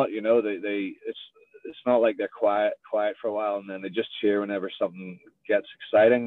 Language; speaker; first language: English; native; English